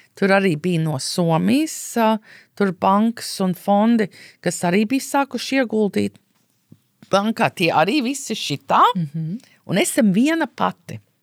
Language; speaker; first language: Latvian; early bilingual, heritage; Latvian